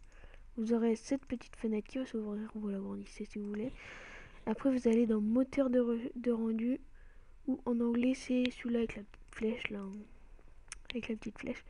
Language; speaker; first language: French; native; French